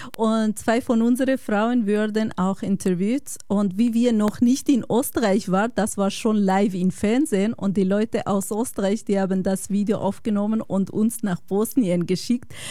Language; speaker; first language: German; non-native, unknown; Bosnian